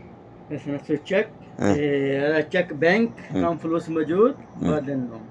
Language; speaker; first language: Arabic; non-native, learner; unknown